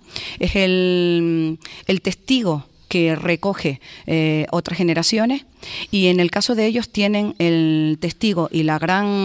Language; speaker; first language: Spanish; native; Spanish